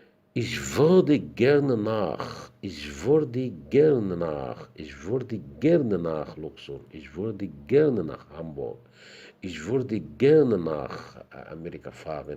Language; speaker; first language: German; non-native, fluent; Arabic